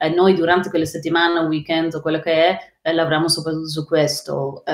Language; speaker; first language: Italian; non-native, fluent; Dutch